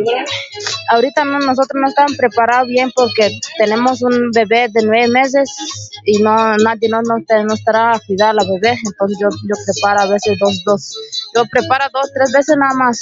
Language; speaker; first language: Spanish; non-native, local second language; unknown